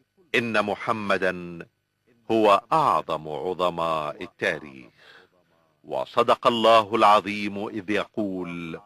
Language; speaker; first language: Arabic; native; Arabic